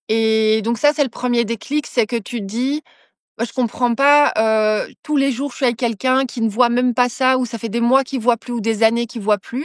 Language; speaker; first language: French; native; French